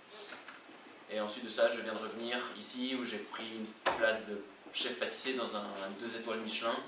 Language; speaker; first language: French; native; French